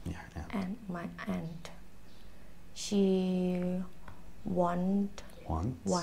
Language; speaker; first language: English; non-native, learner; Thai